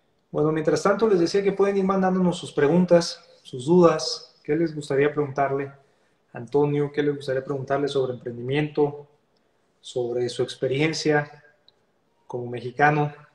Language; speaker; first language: Spanish; native; Spanish